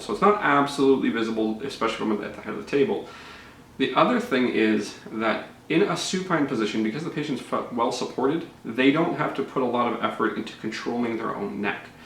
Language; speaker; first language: English; native; English